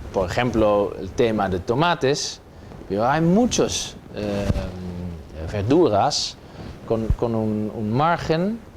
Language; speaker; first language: Spanish; non-native, fluent; Dutch